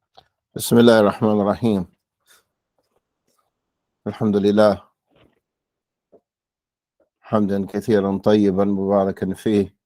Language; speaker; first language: Arabic; non-native, fluent; English